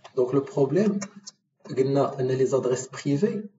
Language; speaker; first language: French; non-native, local second language; Arabic